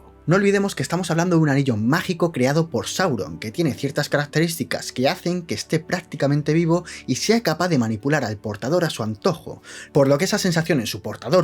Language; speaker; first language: Spanish; native; Spanish